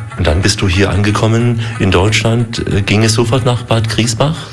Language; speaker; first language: German; native; German